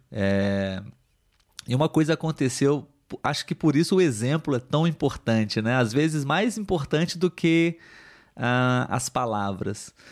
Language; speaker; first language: Portuguese; native; Portuguese